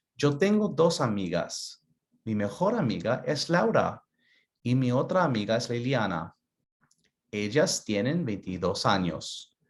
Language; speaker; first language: Spanish; early bilingual, other home language; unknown